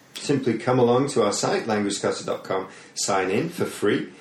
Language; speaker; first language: English; native; English